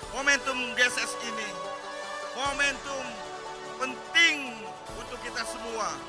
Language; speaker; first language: Indonesian; native; Indonesian